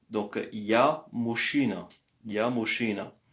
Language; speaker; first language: Russian; non-native, learner; French